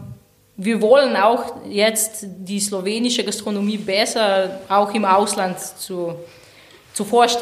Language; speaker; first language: German; non-native, fluent; Slovenian